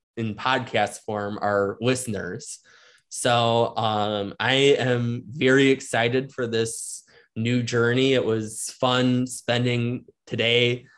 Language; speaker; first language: English; native; English